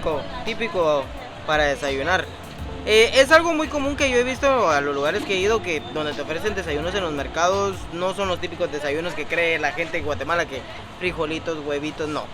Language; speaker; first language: Spanish; native; Spanish